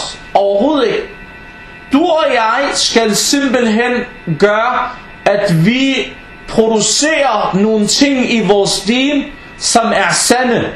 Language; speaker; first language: Danish; early bilingual, other home language; Arabic